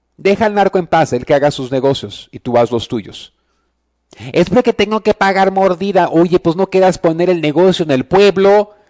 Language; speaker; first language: Spanish; early bilingual, heritage; Spanish